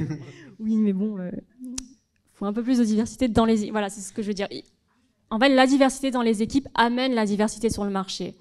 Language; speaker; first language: French; native; French